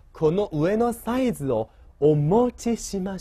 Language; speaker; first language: Japanese; non-native, fluent; Chinese